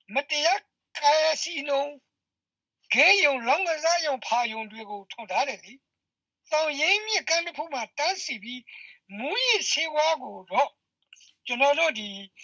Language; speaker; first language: Burmese; non-native, local second language; S'gaw Karen